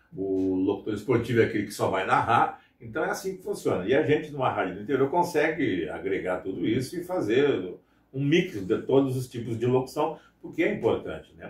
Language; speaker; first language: Portuguese; native; Portuguese